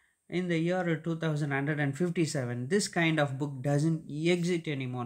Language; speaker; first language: English; non-native, local second language; Tamil